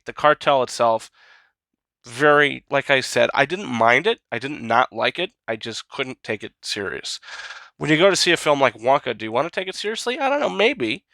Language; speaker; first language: English; native; English